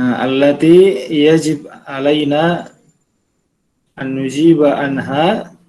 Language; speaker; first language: Arabic; non-native, fluent; Indonesian